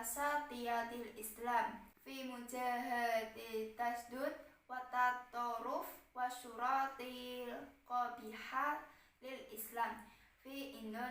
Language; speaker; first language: Arabic; non-native, learner; Indonesian